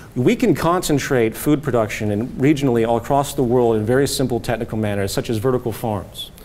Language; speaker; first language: English; native; English